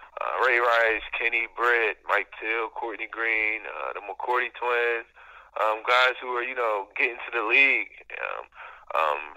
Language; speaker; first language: English; native; English